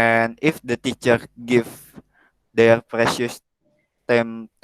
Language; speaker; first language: English; non-native, learner; Indonesian